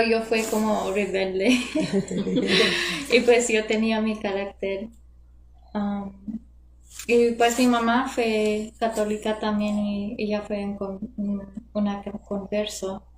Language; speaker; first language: Spanish; non-native, learner; English